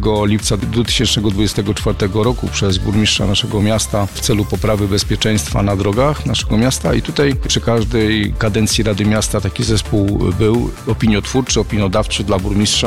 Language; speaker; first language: Polish; native; Polish